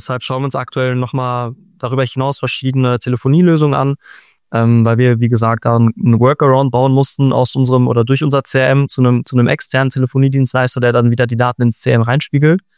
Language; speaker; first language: German; native; German